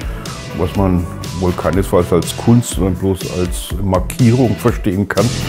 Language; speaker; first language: German; native; German